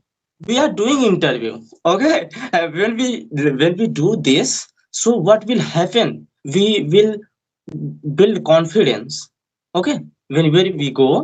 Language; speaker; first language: English; non-native, learner; Hindi